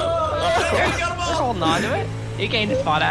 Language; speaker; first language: English; native; English